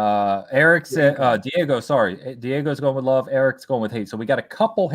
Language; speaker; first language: English; native; English